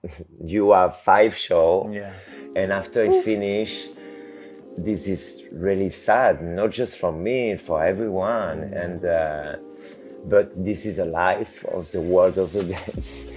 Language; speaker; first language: English; non-native, learner; French